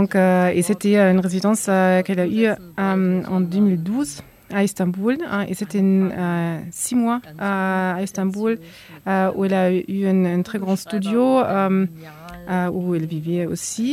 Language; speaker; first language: French; non-native, fluent; German